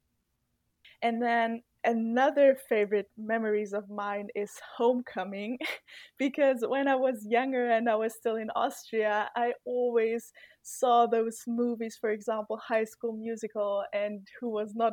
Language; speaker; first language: English; non-native, fluent; German